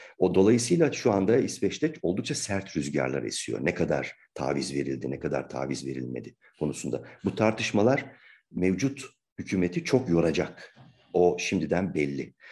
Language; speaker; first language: Turkish; native; Turkish